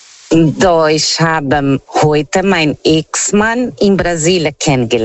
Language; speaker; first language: German; non-native, fluent; Portuguese